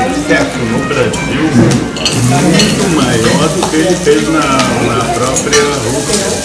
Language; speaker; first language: Portuguese; non-native, fluent; German